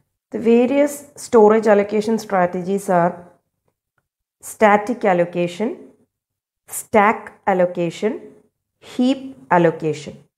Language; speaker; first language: English; non-native, local second language; Malayalam